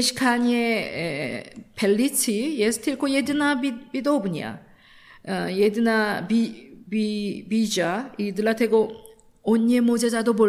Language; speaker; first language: Polish; non-native, learner; Korean